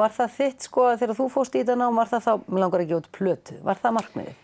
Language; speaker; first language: Icelandic; native; Icelandic